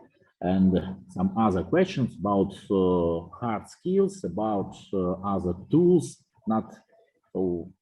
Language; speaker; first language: English; non-native, fluent; Russian